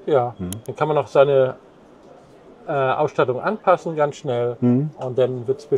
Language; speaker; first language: German; native; German